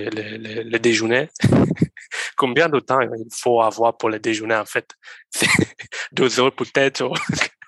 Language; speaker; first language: French; non-native, learner; Romanian